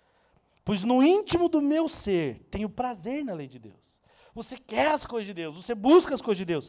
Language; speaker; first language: Portuguese; native; Portuguese